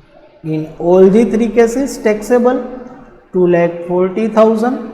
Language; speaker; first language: English; non-native, local second language; Gujarati